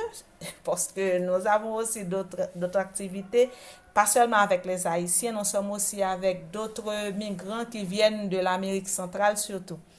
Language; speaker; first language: French; non-native, local second language; Haitian Creole